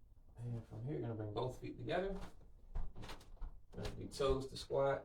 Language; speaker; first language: English; native; English